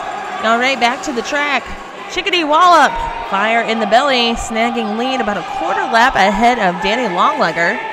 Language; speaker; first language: English; native; English